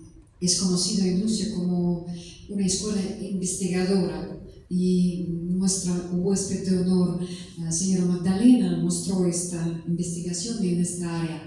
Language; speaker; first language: Spanish; non-native, fluent; Russian